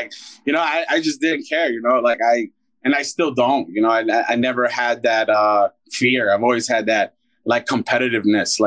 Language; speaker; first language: English; native; English